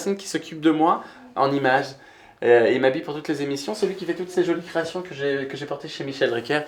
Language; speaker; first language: French; native; French